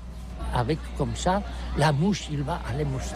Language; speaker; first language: French; non-native, learner; Catalan